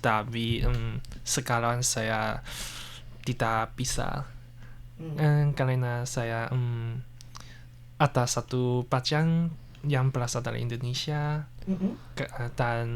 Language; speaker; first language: Indonesian; non-native, learner; Chinese